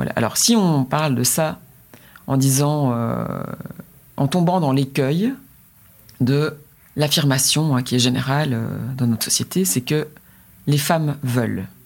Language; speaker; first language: French; native; French